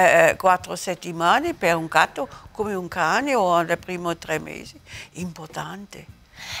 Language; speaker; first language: Italian; non-native, learner; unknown